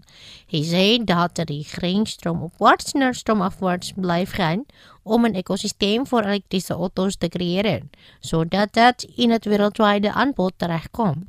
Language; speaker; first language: Dutch; non-native, fluent; Indonesian